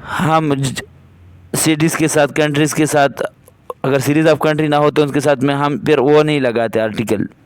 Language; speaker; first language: Urdu; non-native, local second language; Pashto